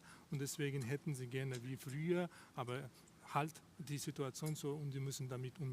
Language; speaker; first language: German; non-native, learner; Russian